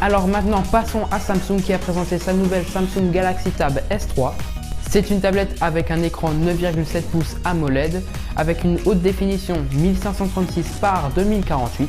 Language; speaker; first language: French; native; French